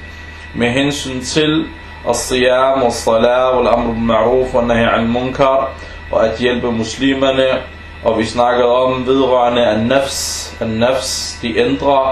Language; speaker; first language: Danish; early bilingual, other home language; Arabic